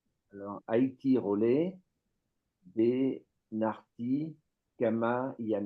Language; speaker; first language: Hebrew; non-native, learner; French